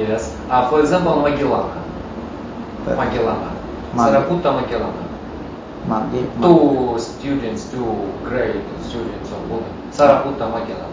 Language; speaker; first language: English; non-native, learner; Russian